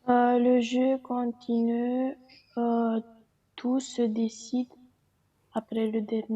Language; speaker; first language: French; non-native, learner; Romanian